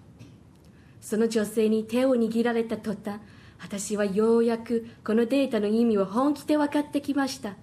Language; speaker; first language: Japanese; non-native, fluent; Chinese